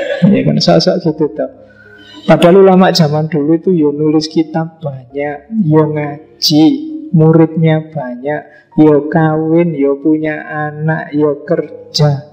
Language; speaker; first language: Indonesian; native; Indonesian